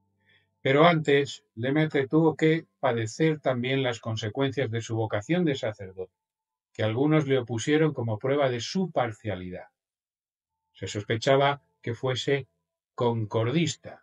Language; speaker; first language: Spanish; native; Spanish